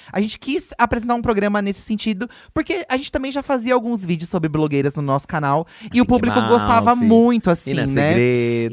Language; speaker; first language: Portuguese; native; Portuguese